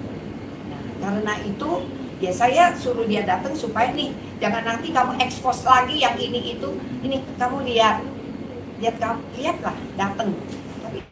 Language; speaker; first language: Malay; non-native, local second language; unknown